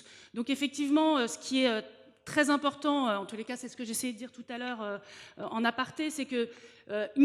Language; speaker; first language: French; native; French